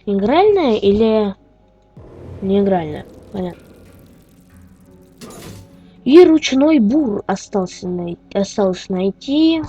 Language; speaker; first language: Russian; native; Russian